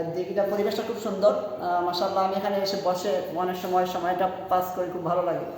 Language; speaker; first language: Bangla; non-native, local second language; Sylheti